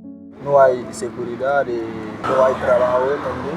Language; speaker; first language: Spanish; non-native, learner; Haitian Creole